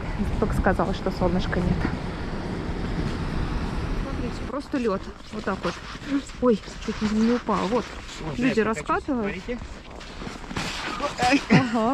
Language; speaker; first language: Russian; native; Russian